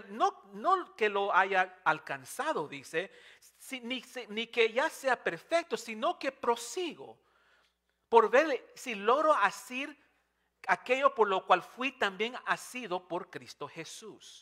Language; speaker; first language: Spanish; non-native, fluent; English